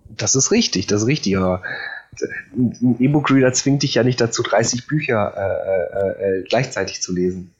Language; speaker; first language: German; early bilingual, other home language; Polish